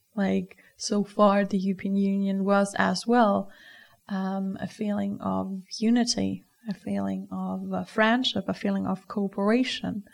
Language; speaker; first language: English; non-native, fluent; German